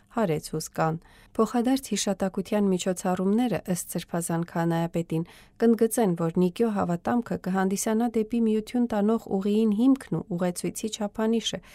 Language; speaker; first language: Armenian; native; Armenian